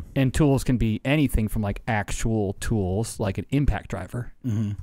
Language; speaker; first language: English; native; English